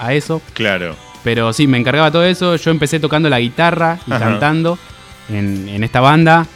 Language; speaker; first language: Spanish; native; Spanish